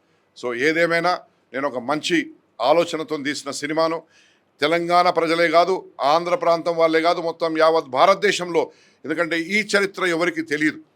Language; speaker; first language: Telugu; native; Telugu